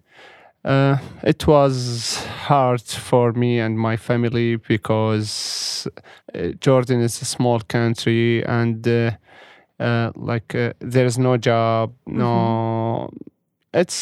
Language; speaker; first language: English; non-native, learner; Arabic